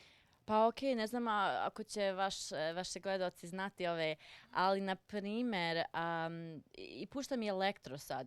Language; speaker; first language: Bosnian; early bilingual, heritage; Serbian